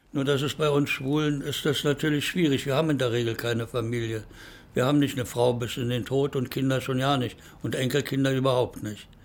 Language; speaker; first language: German; native; German